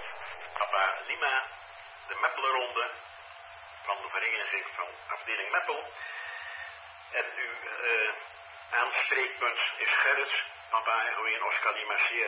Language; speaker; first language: Dutch; native; Dutch